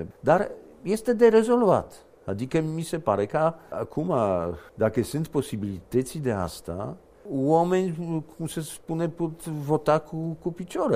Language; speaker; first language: Romanian; non-native, fluent; Polish